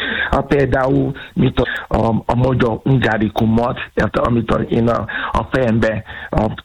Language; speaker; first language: Hungarian; non-native, fluent; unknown